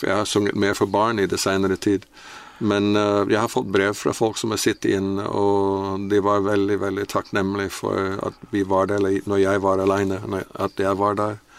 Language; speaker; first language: Norwegian; non-native, fluent; English